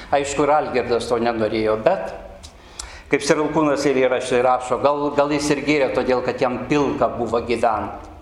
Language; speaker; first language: Lithuanian; native; Lithuanian